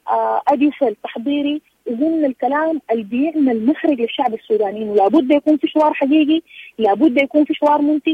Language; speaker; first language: Arabic; native; Arabic